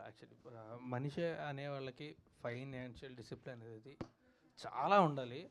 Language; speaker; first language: Telugu; native; Telugu